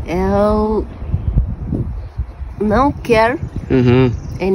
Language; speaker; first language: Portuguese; non-native, learner; Russian